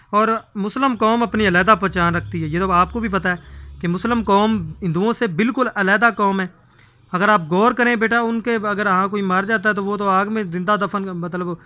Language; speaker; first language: Urdu; native; Urdu